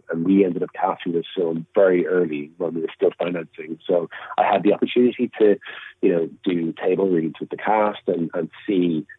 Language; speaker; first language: English; native; English